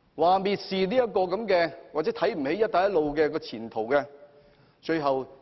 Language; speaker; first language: Cantonese; native; Cantonese